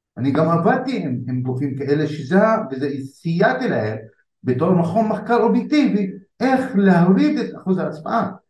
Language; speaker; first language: Hebrew; non-native, local second language; Arabic